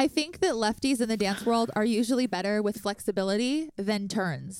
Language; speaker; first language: English; native; English